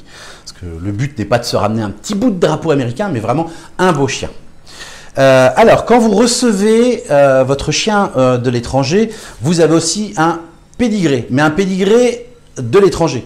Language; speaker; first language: French; native; French